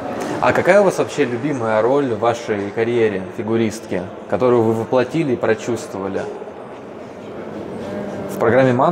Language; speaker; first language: Russian; native; Russian